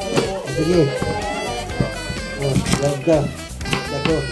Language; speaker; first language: Filipino; non-native, local second language; Cebuano